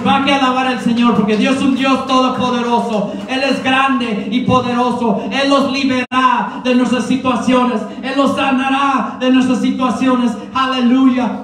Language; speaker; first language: Spanish; early bilingual, heritage; Spanish